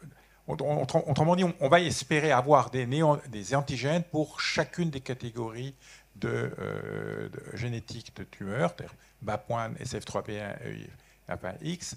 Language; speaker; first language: French; native; French